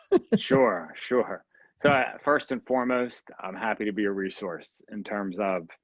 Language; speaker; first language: English; native; English